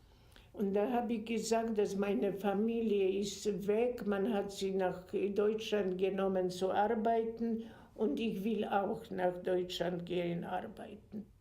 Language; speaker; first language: German; non-native, fluent; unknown